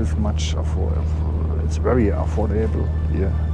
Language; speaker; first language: English; non-native, fluent; German